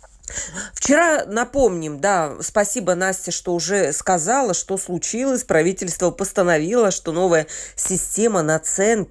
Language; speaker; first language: Russian; native; Russian